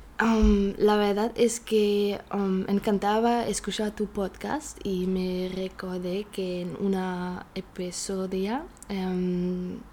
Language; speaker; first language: Spanish; non-native, learner; German